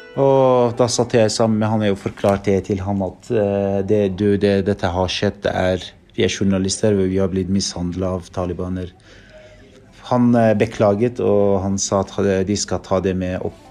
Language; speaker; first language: Norwegian; non-native, fluent; Persian